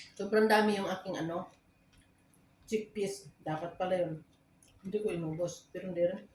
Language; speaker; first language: Filipino; native; Filipino